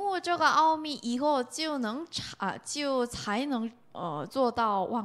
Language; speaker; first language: Chinese; non-native, learner; Korean